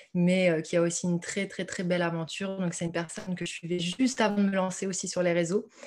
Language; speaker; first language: French; native; French